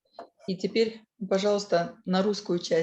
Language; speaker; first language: Russian; native; Russian